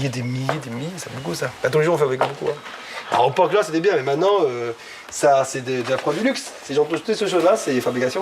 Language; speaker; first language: French; non-native, fluent; Chinese